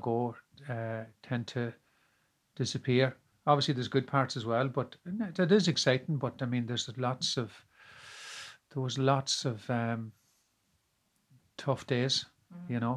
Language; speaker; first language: English; native; English